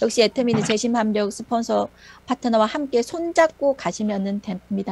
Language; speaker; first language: Korean; native; Korean